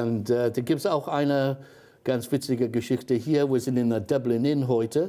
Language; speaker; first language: German; non-native, fluent; English